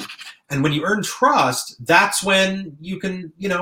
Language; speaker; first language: English; native; English